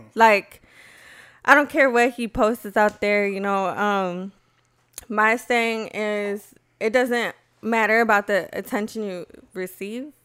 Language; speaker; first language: English; native; English